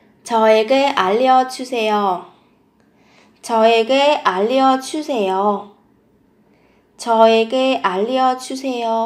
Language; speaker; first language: Korean; non-native, fluent; Vietnamese